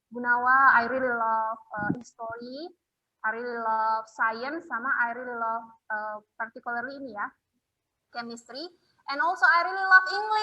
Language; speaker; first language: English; non-native, fluent; Indonesian